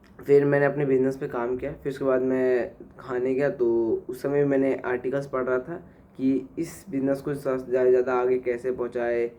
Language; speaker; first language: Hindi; native; Hindi